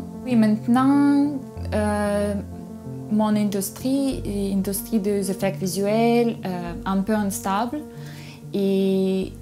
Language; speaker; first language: French; non-native, learner; Russian